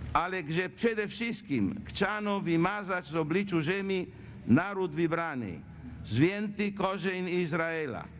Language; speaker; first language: Polish; non-native, fluent; Italian